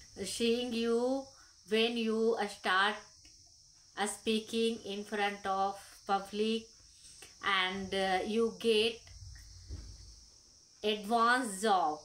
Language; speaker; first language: English; non-native, local second language; Hindi